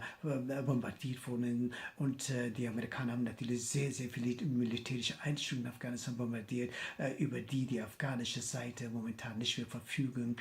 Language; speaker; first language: German; non-native, fluent; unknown